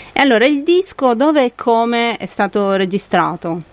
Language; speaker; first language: Italian; native; Italian